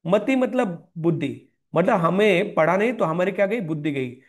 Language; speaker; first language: Hindi; non-native, local second language; Marathi